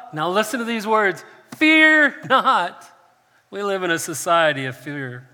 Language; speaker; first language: English; native; English